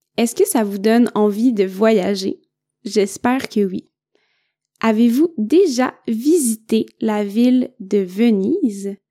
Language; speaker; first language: French; native; French